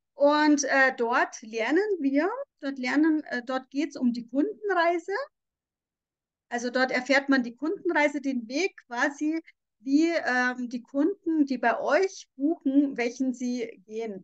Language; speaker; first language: German; native; German